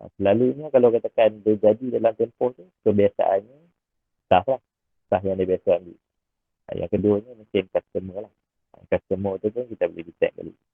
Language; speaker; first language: Malay; native; Malay